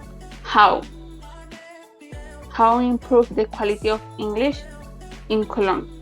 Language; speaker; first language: English; non-native, learner; Spanish